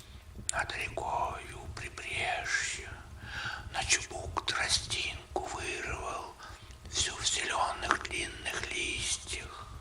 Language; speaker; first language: Russian; native; Russian